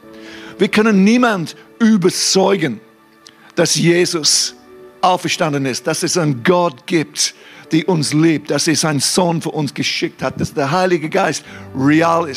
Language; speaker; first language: German; non-native, fluent; English